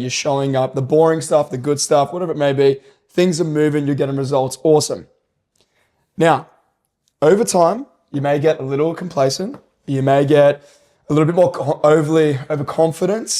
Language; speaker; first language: English; native; English